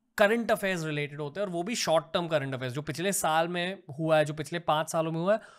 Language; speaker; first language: Hindi; non-native, local second language; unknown